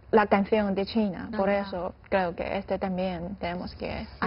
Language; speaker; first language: Spanish; non-native, fluent; Chinese